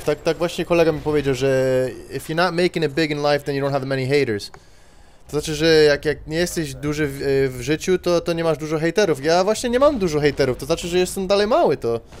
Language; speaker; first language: Polish; early bilingual, heritage; Polish